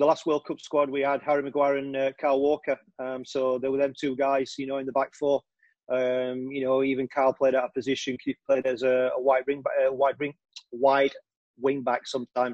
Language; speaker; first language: English; native; English